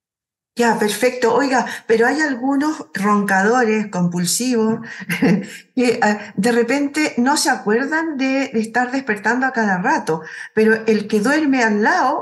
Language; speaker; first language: Spanish; native; Spanish